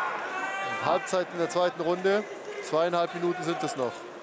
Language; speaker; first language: German; native; German